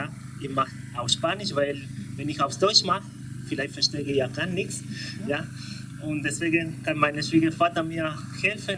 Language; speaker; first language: German; non-native, learner; Spanish